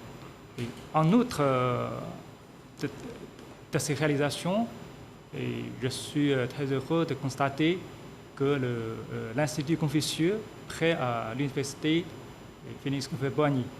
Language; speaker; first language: French; non-native, fluent; Chinese